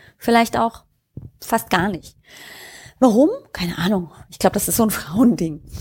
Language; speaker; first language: German; native; German